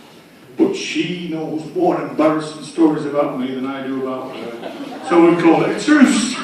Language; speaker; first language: English; native; English